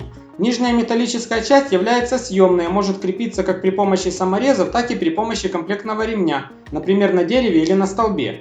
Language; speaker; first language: Russian; native; Russian